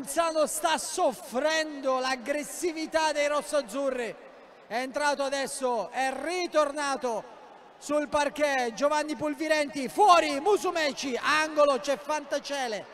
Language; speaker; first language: Italian; native; Italian